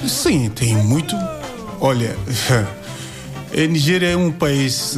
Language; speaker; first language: Portuguese; non-native, learner; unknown